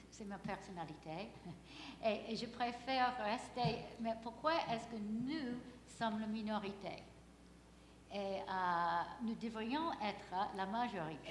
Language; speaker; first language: French; non-native, fluent; English